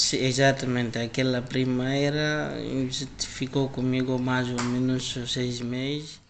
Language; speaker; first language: Portuguese; non-native, learner; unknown